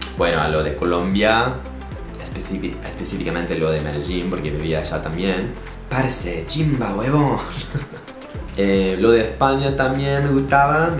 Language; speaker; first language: Spanish; non-native, fluent; English